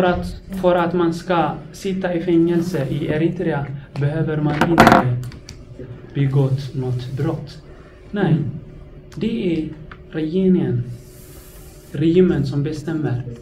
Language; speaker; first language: Swedish; non-native, fluent; Tigrinya